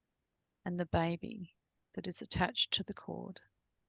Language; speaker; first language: English; native; English